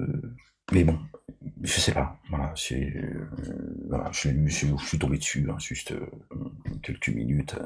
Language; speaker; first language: French; native; French